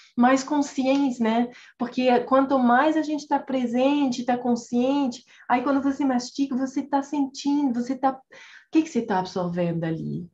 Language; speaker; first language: Portuguese; non-native, fluent; French